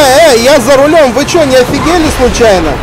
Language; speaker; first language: Russian; native; Russian